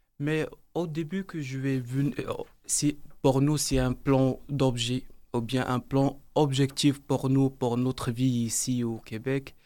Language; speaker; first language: French; non-native, learner; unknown